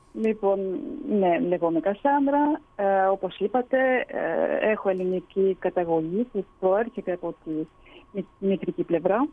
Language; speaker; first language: Greek; early bilingual, heritage; Greek